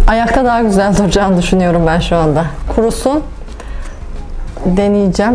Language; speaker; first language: Turkish; native; Turkish